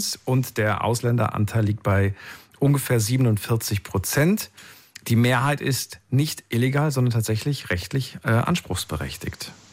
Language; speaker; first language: German; native; German